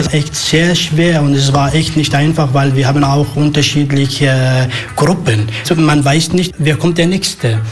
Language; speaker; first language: German; non-native, learner; Arabic